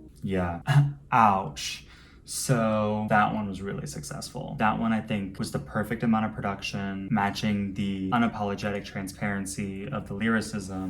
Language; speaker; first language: English; native; English